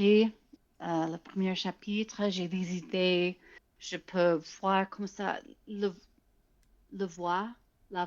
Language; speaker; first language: French; non-native, fluent; English